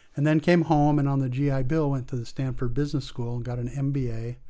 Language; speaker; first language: English; native; English